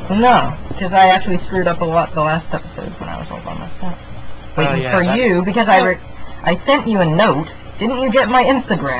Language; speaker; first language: English; native; English